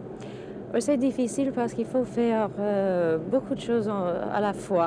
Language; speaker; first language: French; non-native, fluent; English